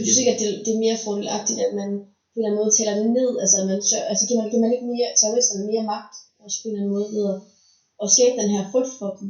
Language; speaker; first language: Danish; native; Danish